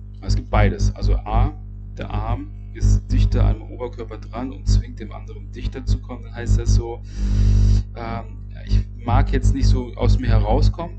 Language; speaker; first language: German; native; German